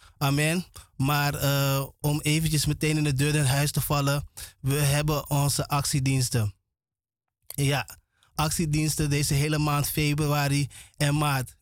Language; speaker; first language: Dutch; native; Dutch